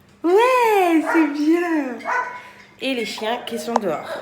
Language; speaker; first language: French; native; French